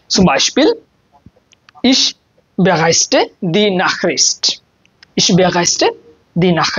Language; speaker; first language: German; non-native, learner; Bangla